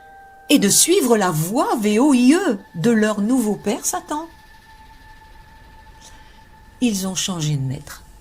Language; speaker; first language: French; native; French